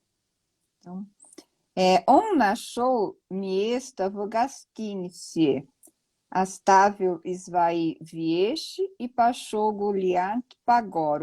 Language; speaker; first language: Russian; non-native, learner; Portuguese